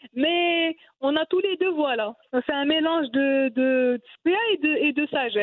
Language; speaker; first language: French; non-native, local second language; Arabic